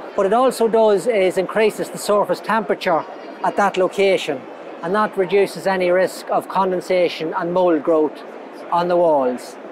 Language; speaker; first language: English; native; English